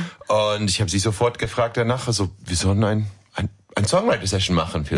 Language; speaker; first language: German; non-native, learner; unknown